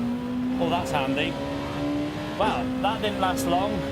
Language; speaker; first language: English; native; English